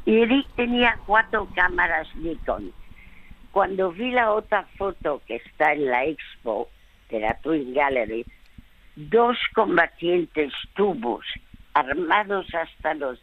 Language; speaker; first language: Spanish; early bilingual, other home language; French